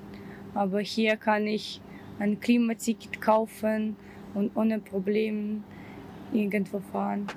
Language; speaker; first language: German; non-native, learner; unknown